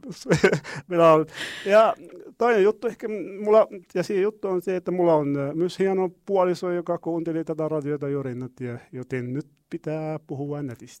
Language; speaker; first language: Finnish; non-native, learner; Arabic